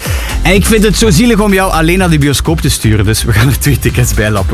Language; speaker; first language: Dutch; native; Dutch